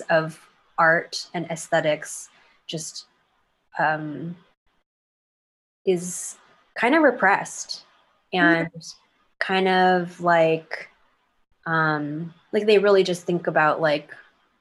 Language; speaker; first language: English; native; English